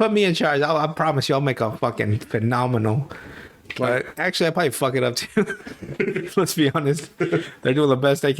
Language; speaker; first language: English; native; English